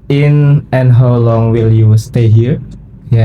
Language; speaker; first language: English; non-native, learner; Indonesian